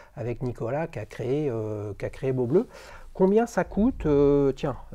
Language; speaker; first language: French; native; French